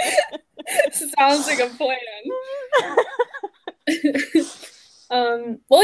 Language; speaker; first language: English; native; English